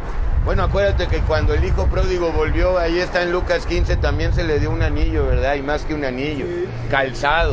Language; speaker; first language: Spanish; native; Spanish